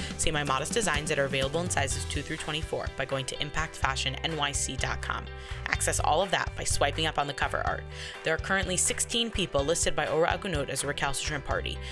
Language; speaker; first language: English; native; English